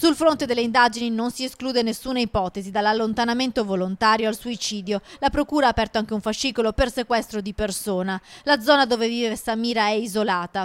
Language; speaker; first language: Italian; native; Italian